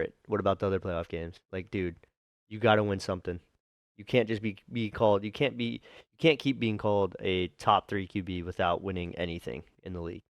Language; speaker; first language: English; native; English